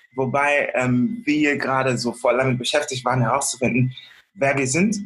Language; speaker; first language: German; native; German